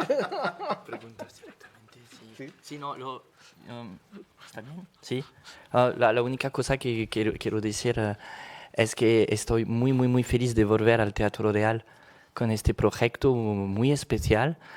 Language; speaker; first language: Spanish; non-native, fluent; French